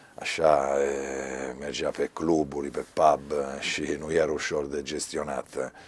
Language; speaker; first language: Romanian; non-native, fluent; Italian